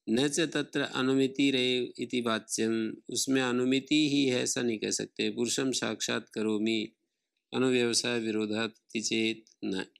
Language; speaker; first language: Hindi; native; Hindi